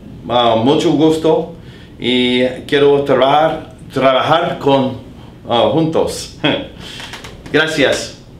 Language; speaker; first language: Spanish; non-native, learner; English